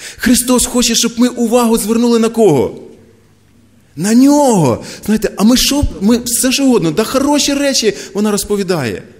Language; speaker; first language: Ukrainian; non-native, local second language; Russian